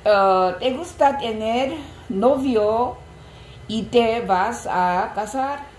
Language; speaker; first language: Spanish; non-native, learner; Korean